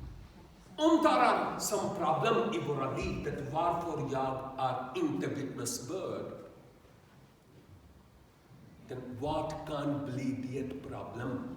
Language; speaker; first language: Swedish; non-native, learner; Urdu